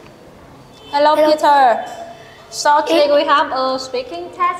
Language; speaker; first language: English; non-native, fluent; Vietnamese